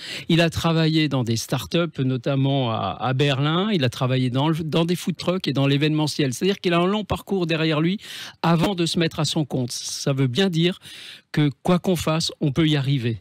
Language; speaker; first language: French; native; French